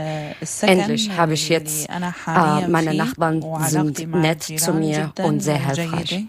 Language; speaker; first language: German; non-native, learner; Arabic